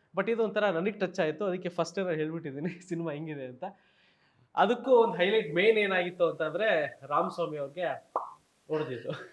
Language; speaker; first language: Kannada; native; Kannada